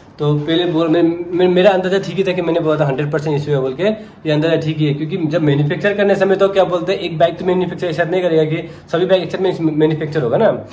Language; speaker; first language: Hindi; non-native, local second language; Nepali